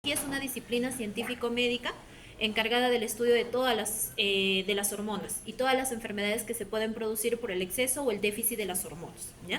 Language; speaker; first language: Spanish; native; Spanish